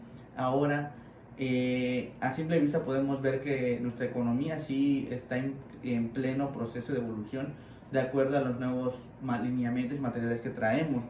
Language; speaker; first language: Spanish; native; Spanish